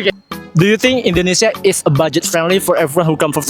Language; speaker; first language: English; non-native, fluent; Indonesian